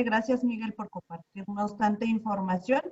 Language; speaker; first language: Spanish; native; Spanish